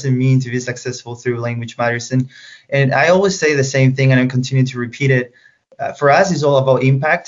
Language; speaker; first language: English; non-native, fluent; Spanish